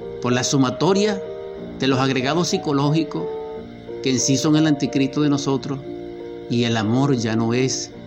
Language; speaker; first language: Spanish; native; Spanish